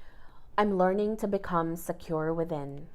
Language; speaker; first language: English; native; English